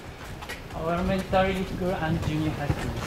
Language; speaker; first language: English; non-native, learner; Japanese